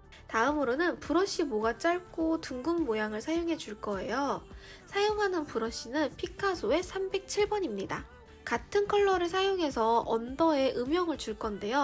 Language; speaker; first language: Korean; native; Korean